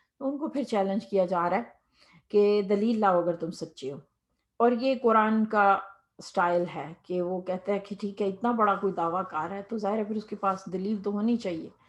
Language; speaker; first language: Urdu; native; Urdu